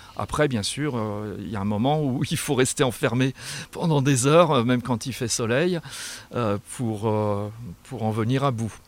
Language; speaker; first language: French; native; French